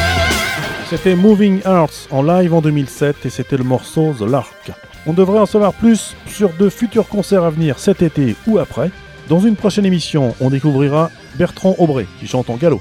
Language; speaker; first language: French; native; French